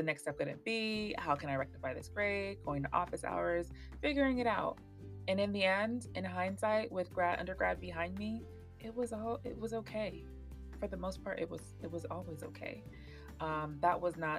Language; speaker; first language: English; native; English